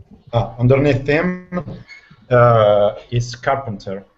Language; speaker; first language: English; non-native, learner; Italian